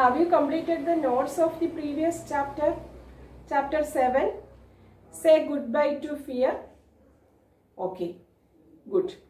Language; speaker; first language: English; non-native, local second language; Malayalam